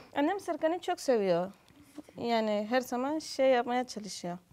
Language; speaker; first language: Turkish; non-native, learner; Spanish